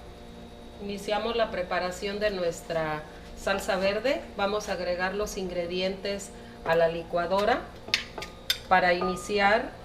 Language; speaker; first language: Spanish; native; Spanish